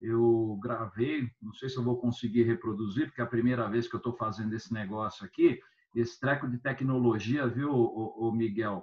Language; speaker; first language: Portuguese; native; Portuguese